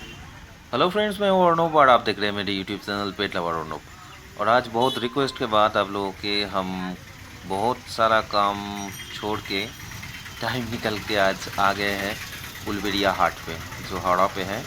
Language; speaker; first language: Hindi; non-native, local second language; Bangla